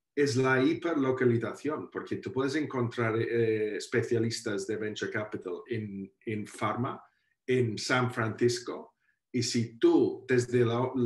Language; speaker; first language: Spanish; non-native, fluent; Welsh